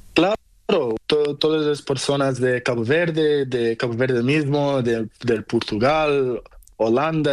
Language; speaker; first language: Spanish; non-native, learner; Portuguese